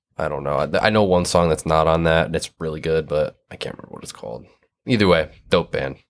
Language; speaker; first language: English; native; English